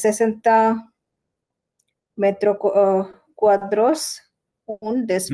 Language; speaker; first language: Spanish; non-native, learner; Bangla